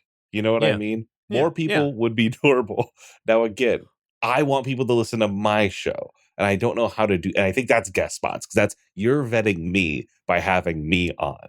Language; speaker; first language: English; native; English